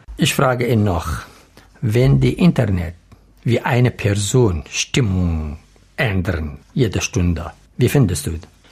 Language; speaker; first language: German; non-native, learner; Arabic